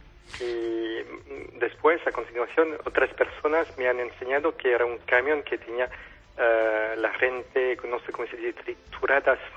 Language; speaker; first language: Spanish; non-native, fluent; French